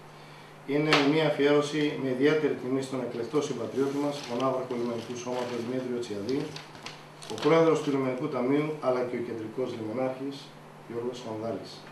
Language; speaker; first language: Greek; native; Greek